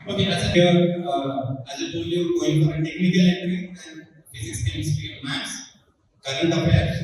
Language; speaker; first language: English; non-native, local second language; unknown